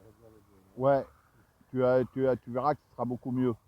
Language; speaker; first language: French; native; French